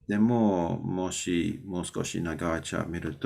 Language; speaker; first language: Japanese; non-native, learner; English